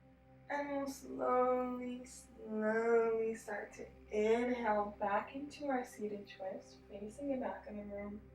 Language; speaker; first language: English; native; English